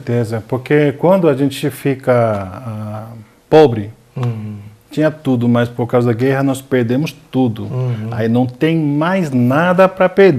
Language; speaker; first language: Portuguese; non-native, fluent; Korean